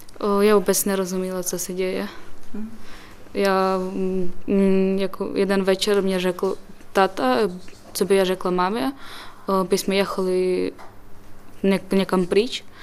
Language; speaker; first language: Czech; non-native, learner; Ukrainian